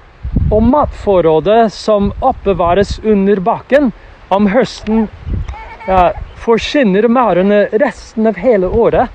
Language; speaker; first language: Norwegian; non-native, fluent; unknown